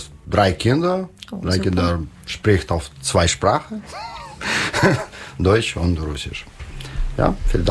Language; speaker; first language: German; non-native, learner; Russian